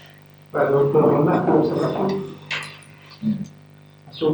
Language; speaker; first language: French; native; French